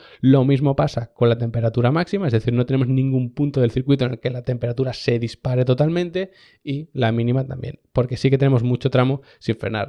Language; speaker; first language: Spanish; native; Spanish